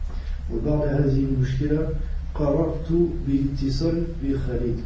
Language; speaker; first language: Arabic; non-native, learner; French